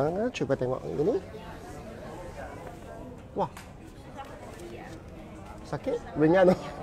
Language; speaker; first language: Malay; non-native, local second language; Chinese